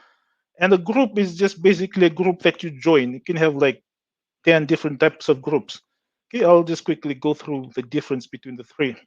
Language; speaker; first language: English; non-native, local second language; Fijian